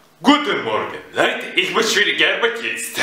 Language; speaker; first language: German; non-native, learner; Russian